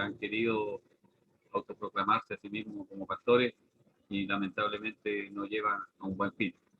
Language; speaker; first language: Spanish; native; Spanish